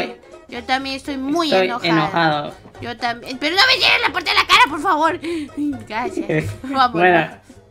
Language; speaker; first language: Spanish; native; Spanish